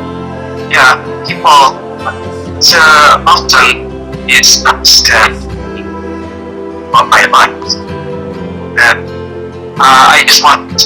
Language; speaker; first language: English; non-native, learner; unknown